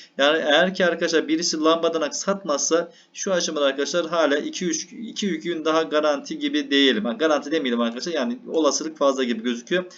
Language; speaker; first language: Turkish; native; Turkish